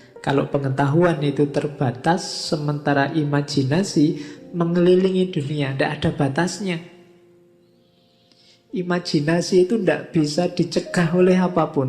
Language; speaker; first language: Indonesian; native; Indonesian